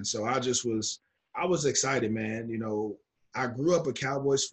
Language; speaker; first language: English; native; English